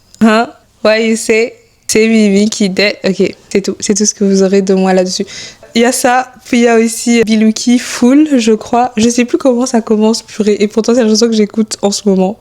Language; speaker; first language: French; early bilingual, other home language; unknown